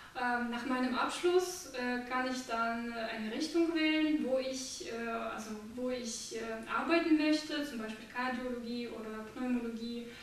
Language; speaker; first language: German; non-native, fluent; Russian